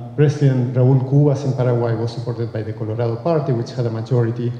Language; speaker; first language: English; non-native, fluent; Spanish